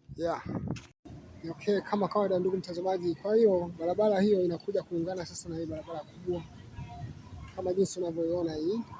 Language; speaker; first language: Swahili; native; Swahili